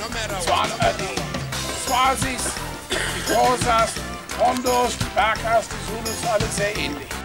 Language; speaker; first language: German; non-native, fluent; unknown